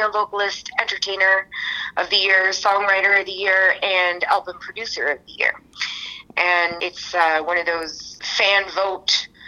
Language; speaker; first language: English; native; English